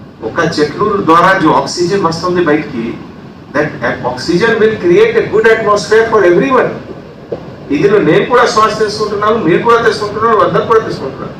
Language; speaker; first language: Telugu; non-native, fluent; Hindi